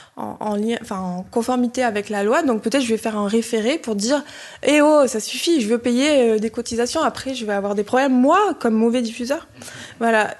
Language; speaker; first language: French; non-native, fluent; Bini